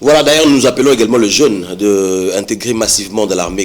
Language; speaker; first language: French; non-native, local second language; Lingala